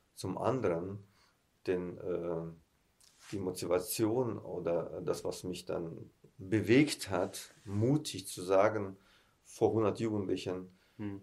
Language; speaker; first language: German; early bilingual, heritage; German